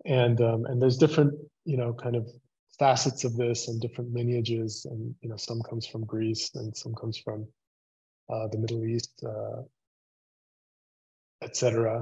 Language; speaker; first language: English; native; English